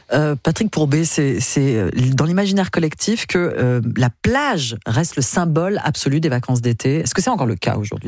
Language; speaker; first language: French; native; French